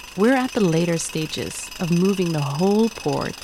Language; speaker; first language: English; non-native, fluent; Swedish